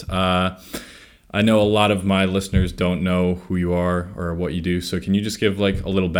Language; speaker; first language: English; native; English